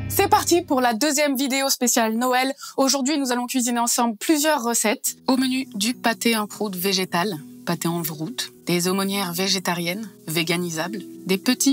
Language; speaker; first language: French; native; French